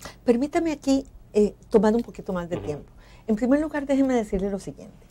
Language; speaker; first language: Spanish; native; Spanish